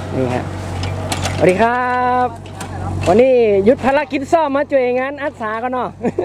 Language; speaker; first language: Thai; native; Thai